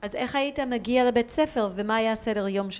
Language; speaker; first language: Hebrew; native; Hebrew